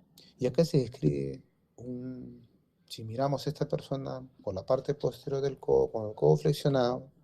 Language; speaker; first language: Spanish; native; Spanish